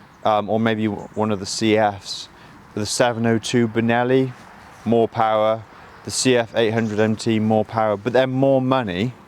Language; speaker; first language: English; native; English